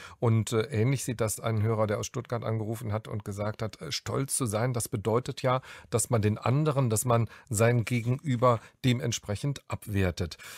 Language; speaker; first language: German; native; German